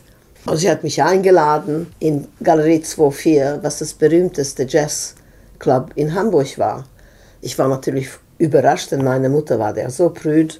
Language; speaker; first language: German; non-native, fluent; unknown